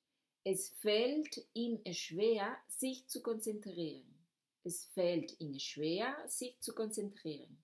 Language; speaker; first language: German; non-native, fluent; Spanish